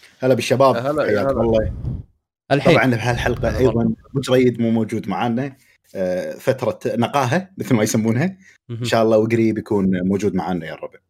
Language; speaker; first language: Arabic; native; Arabic